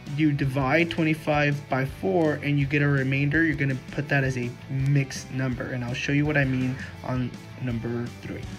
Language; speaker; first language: English; early bilingual, other home language; Spanish